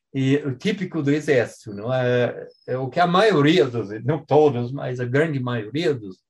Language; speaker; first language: Portuguese; non-native, fluent; English